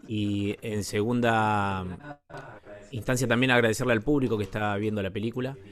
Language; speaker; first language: Spanish; native; Spanish